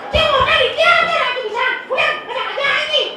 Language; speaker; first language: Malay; non-native, local second language; Balinese